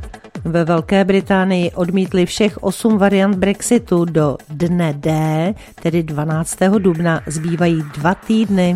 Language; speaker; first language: Czech; native; Czech